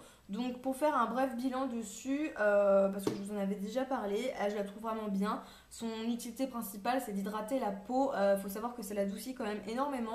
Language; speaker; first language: French; native; French